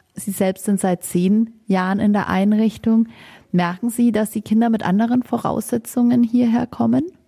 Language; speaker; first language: German; native; German